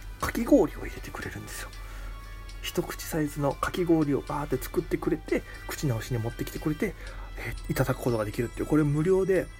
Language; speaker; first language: Japanese; native; Japanese